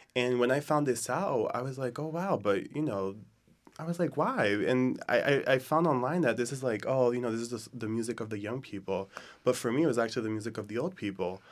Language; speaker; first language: English; native; English